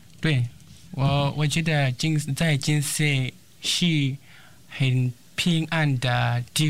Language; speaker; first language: Chinese; non-native, learner; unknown